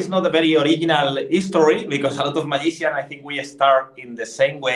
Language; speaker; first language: English; non-native, learner; Spanish